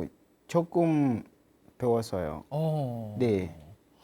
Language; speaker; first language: Korean; non-native, learner; Swahili